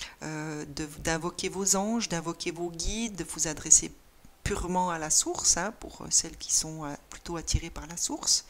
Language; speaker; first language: French; native; French